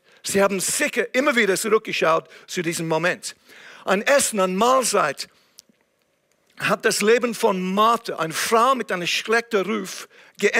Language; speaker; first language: German; non-native, fluent; English